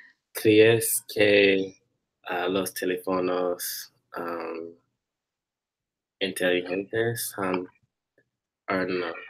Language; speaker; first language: Spanish; non-native, learner; English